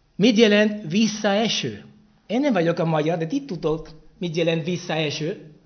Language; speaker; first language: Hungarian; non-native, learner; Spanish